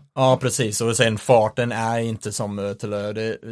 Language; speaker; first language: Swedish; non-native, learner; English